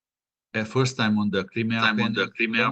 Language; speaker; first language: English; non-native, fluent; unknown